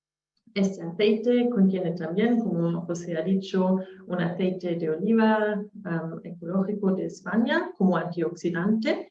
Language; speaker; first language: Spanish; non-native, learner; German